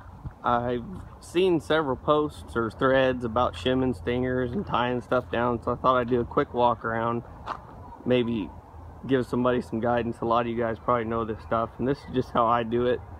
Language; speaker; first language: English; native; English